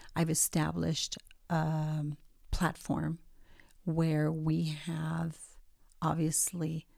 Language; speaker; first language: English; early bilingual, other home language; Spanish